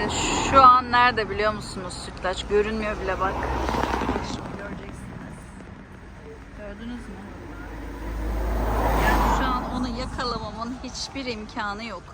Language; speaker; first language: Turkish; native; Turkish